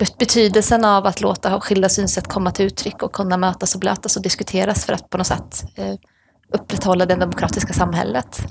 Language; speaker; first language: Swedish; native; Swedish